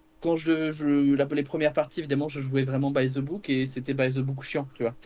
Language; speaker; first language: French; native; French